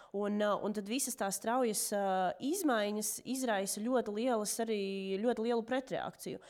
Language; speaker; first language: Latvian; non-native, local second language; Russian